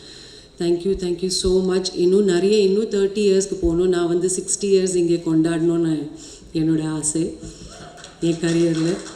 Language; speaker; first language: Tamil; non-native, fluent; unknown